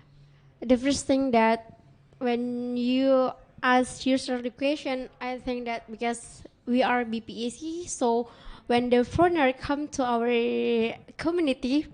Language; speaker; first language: English; non-native, learner; Indonesian